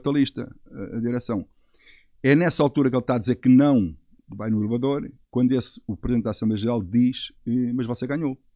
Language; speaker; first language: Portuguese; native; Portuguese